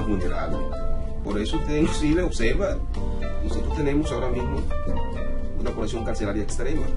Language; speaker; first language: Spanish; native; Spanish